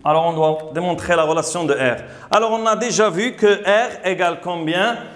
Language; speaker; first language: French; non-native, local second language; Arabic